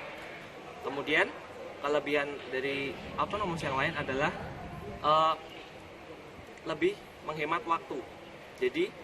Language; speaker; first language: Indonesian; native; Indonesian